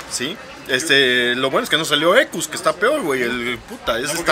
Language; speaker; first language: Spanish; native; Spanish